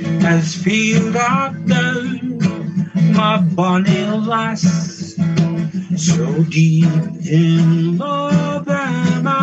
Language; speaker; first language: English; native; English